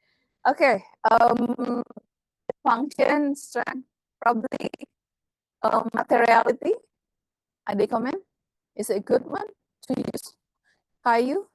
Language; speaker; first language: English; non-native, fluent; Indonesian